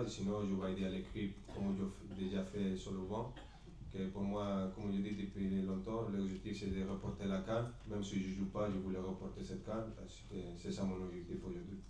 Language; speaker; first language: French; non-native, fluent; Spanish